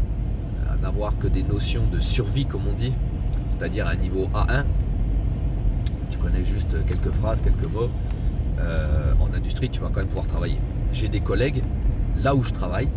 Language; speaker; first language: French; native; French